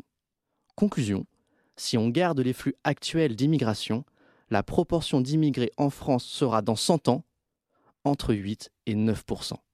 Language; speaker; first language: French; native; French